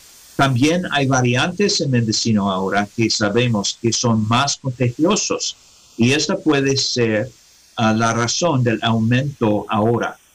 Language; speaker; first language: Spanish; non-native, learner; English